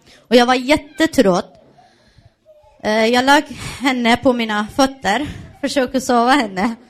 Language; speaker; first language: Swedish; non-native, learner; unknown